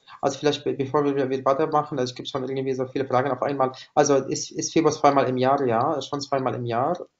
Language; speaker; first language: German; non-native, fluent; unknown